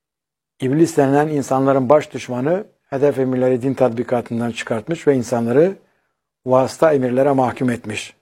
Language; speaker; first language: Turkish; native; Turkish